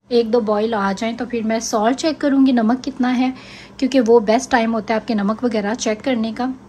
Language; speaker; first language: Urdu; native; Urdu